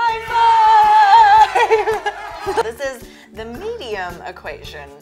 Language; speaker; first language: English; native; English